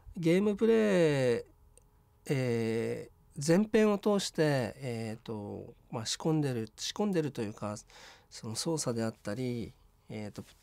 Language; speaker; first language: Japanese; native; Japanese